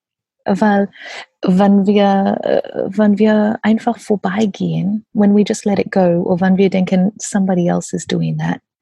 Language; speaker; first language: German; non-native, learner; English